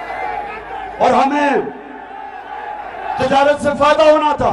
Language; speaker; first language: Urdu; native; Urdu